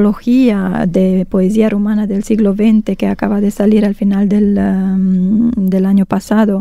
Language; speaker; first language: Spanish; non-native, fluent; Romanian